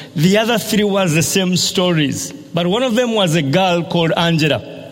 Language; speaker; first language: English; non-native, local second language; Ganda